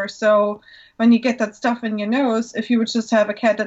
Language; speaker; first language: English; non-native, fluent; German